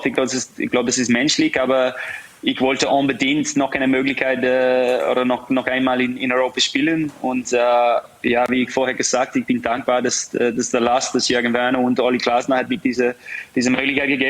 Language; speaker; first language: German; non-native, fluent; English